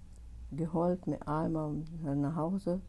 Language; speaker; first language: German; non-native, learner; Russian